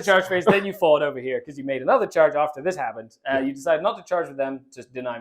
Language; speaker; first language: English; native; English